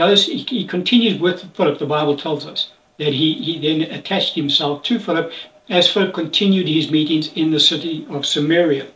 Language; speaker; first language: English; native; English